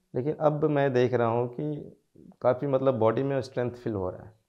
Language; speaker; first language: Hindi; native; Hindi